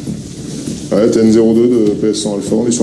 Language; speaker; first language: French; native; French